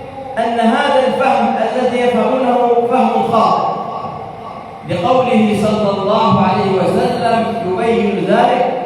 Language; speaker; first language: Arabic; native; Arabic